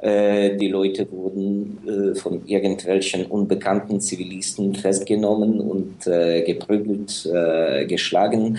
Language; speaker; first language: German; non-native, fluent; Ukrainian